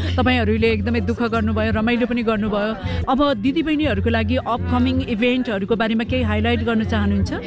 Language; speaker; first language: Nepali; native; Nepali